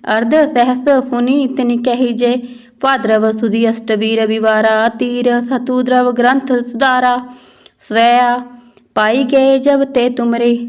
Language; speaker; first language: Hindi; non-native, local second language; Punjabi